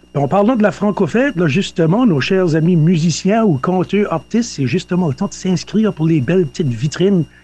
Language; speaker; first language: French; native; French